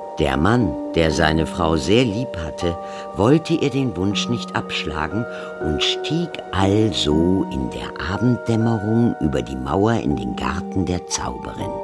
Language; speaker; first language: German; native; German